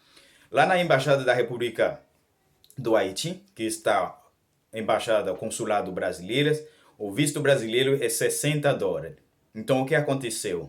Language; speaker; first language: Portuguese; non-native, learner; Haitian Creole